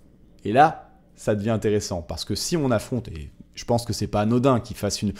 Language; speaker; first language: French; native; French